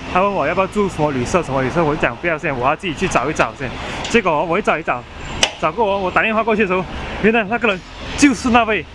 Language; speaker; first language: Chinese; native; Chinese